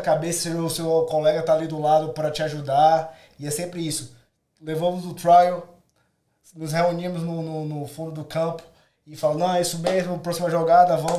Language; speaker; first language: Portuguese; native; Portuguese